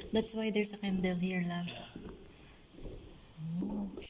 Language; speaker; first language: English; non-native, fluent; Filipino